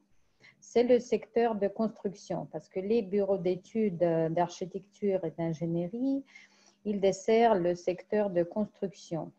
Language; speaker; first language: French; non-native, fluent; Russian